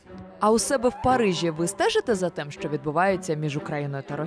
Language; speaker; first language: Ukrainian; native; Ukrainian